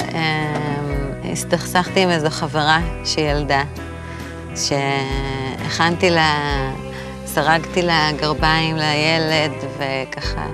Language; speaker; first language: Hebrew; native; Hebrew